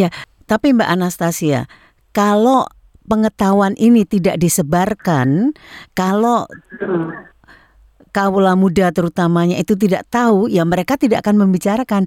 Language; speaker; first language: Indonesian; native; Indonesian